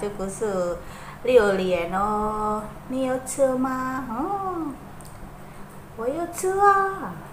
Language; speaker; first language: Chinese; non-native, learner; Indonesian